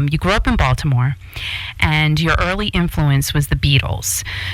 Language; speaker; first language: English; native; English